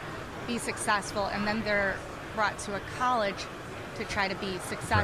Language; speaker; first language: English; native; English